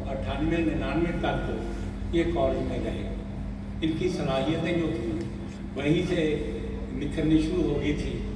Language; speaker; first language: Urdu; non-native, local second language; Punjabi